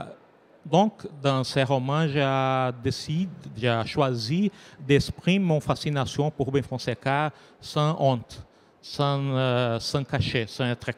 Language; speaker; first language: French; non-native, learner; Portuguese